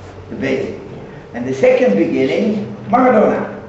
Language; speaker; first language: English; non-native, learner; Dutch